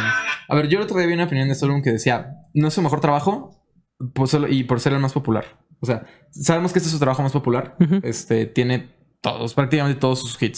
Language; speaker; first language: Spanish; native; Spanish